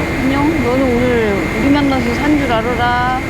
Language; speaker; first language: Korean; native; Korean